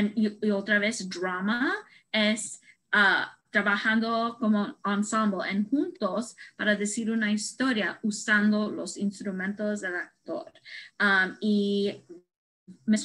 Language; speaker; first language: Spanish; non-native, learner; English